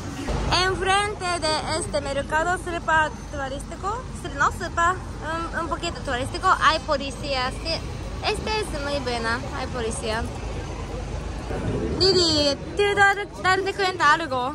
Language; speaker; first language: Spanish; non-native, learner; Japanese